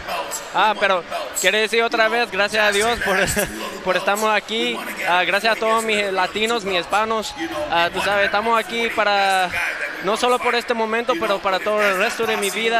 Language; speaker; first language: Spanish; early bilingual, heritage; English